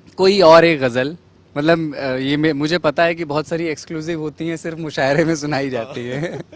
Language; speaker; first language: Urdu; native; Urdu